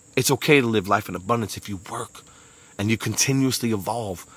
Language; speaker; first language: English; native; English